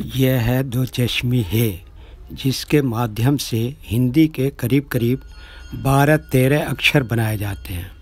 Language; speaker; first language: Hindi; native; Hindi